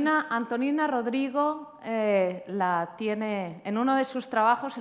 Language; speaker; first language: Spanish; native; Spanish